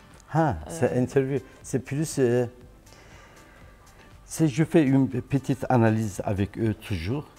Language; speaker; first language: French; non-native, learner; Turkish